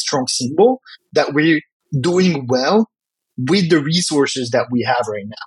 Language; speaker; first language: English; non-native, fluent; French